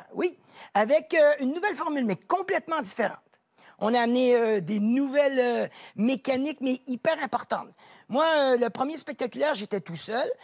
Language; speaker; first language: French; native; French